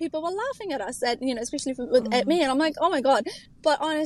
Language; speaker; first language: English; early bilingual, other home language; Urdu